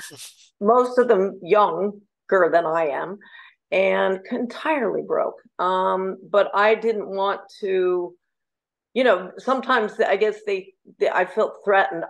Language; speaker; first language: English; native; English